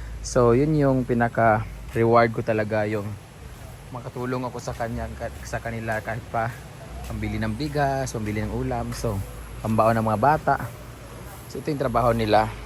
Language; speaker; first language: Filipino; non-native, local second language; Cebuano